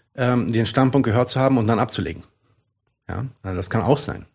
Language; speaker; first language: German; early bilingual, other home language; Arabic